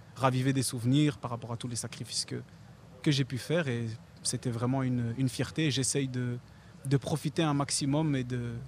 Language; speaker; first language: French; native; French